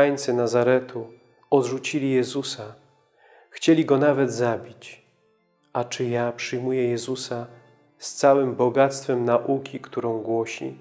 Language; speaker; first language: Polish; native; Polish